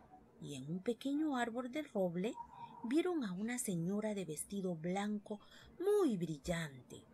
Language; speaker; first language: Spanish; native; Spanish